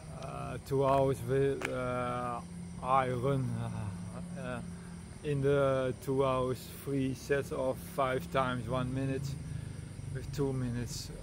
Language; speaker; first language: English; non-native, learner; Dutch